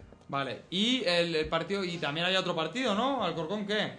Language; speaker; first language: Spanish; native; Spanish